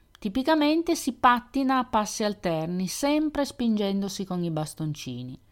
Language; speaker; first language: Italian; native; Italian